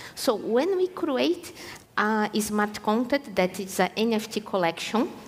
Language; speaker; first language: English; non-native, fluent; Portuguese